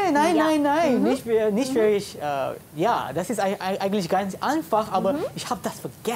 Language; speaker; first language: German; non-native, learner; Malay